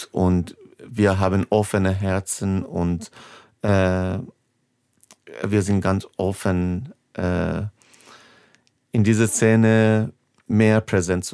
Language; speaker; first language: German; non-native, fluent; Persian